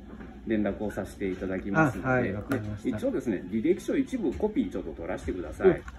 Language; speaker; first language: Japanese; native; Japanese